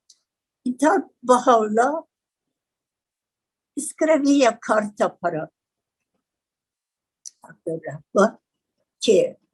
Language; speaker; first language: Portuguese; non-native, learner; Persian